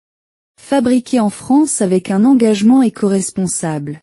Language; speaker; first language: French; non-native, learner; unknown